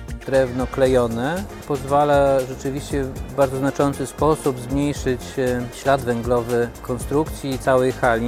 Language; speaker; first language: Polish; native; Polish